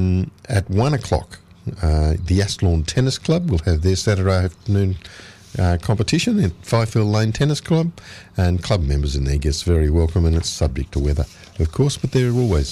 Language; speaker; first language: English; native; English